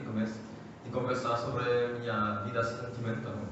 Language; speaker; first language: Portuguese; non-native, fluent; French